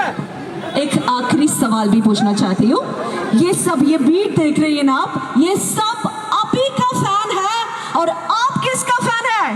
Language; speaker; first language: Hindi; non-native, local second language; Malayalam